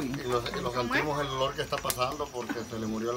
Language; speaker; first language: Spanish; native; Spanish